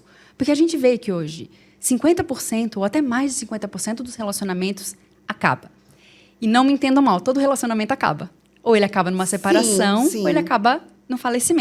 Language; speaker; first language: Portuguese; native; Portuguese